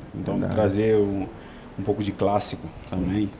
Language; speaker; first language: Portuguese; non-native, fluent; Italian